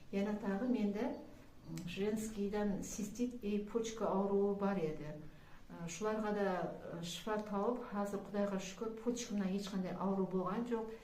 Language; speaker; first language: Uzbek; non-native, local second language; Kara-Kalpak